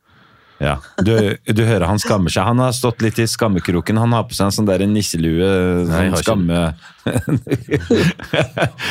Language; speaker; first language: Norwegian; native; Norwegian